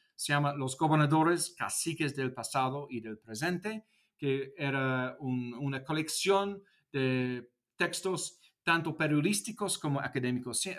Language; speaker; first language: Spanish; non-native, fluent; English